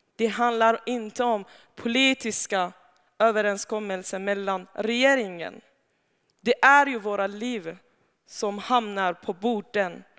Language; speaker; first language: Swedish; non-native, fluent; Persian